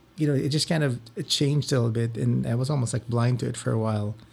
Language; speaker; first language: English; non-native, local second language; Filipino